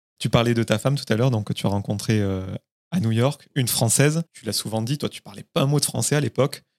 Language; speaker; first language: French; native; French